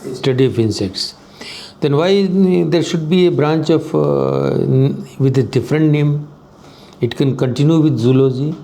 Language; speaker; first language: English; non-native, local second language; Hindi